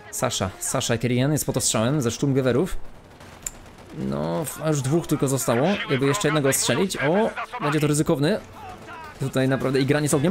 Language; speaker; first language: Polish; native; Polish